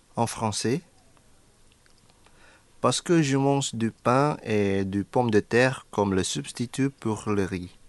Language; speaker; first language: French; non-native, fluent; Indonesian